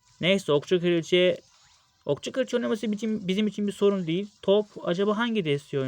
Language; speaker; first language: Turkish; native; Turkish